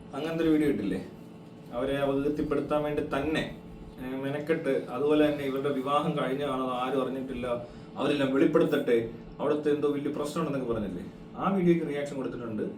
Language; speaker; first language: Malayalam; native; Malayalam